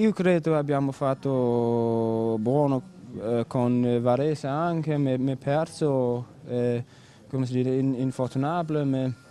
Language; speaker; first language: Italian; non-native, learner; Danish